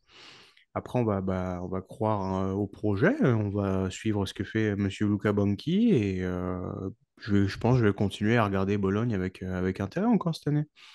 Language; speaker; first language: French; native; French